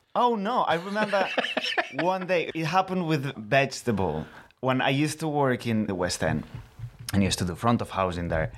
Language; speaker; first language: English; non-native, fluent; Spanish